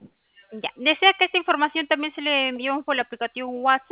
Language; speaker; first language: Spanish; native; Spanish